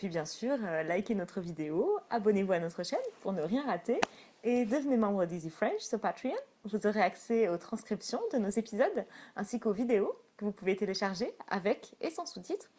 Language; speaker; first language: French; native; French